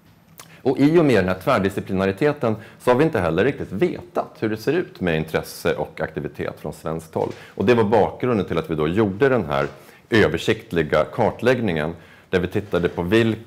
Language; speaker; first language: Swedish; native; Swedish